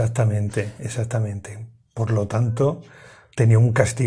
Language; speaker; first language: Spanish; native; Spanish